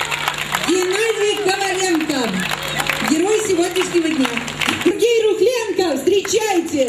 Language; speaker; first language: Russian; native; Russian